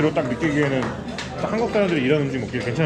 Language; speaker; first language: Korean; native; Korean